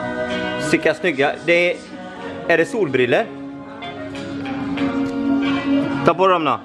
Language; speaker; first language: Swedish; native; Swedish